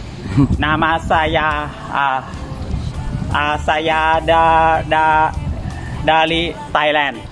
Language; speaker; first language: Indonesian; non-native, learner; Thai